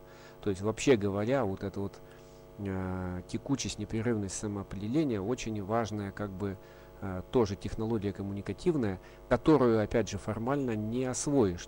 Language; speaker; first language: Russian; native; Russian